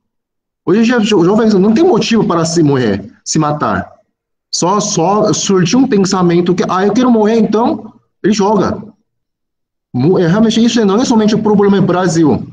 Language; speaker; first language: Portuguese; non-native, fluent; Korean